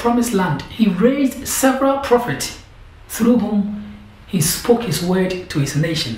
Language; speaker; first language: English; non-native, local second language; Akan